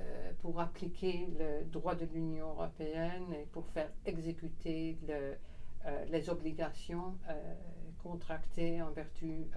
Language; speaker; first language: French; non-native, fluent; Dutch